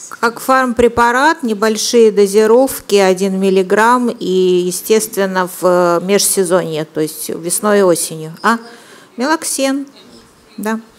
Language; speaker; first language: Russian; native; Russian